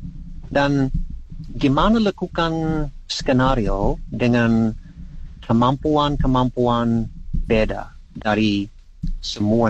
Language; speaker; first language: Indonesian; non-native, learner; English